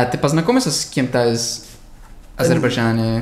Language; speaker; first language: Russian; non-native, fluent; English